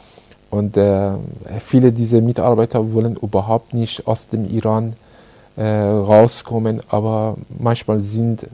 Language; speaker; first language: German; non-native, learner; Persian